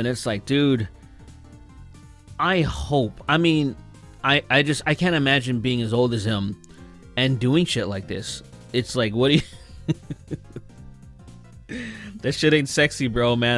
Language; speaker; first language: English; native; English